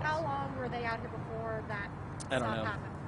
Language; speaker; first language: English; native; English